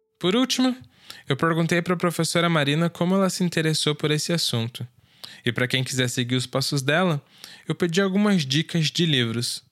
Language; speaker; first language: Portuguese; native; Portuguese